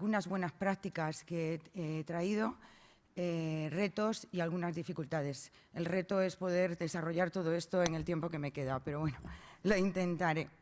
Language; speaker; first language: Spanish; native; Spanish